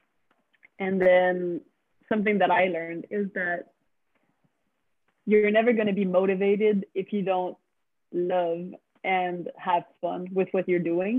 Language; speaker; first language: English; non-native, fluent; French